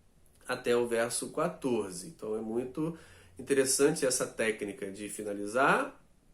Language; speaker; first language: Portuguese; native; Portuguese